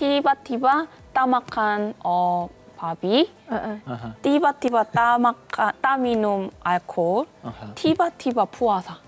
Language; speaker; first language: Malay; non-native, learner; Korean